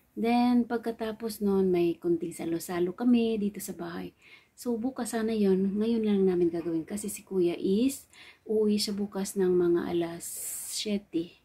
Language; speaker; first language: Filipino; non-native, local second language; Cebuano